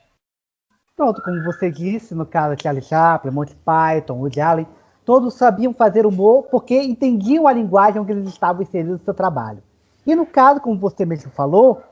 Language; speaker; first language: Portuguese; native; Portuguese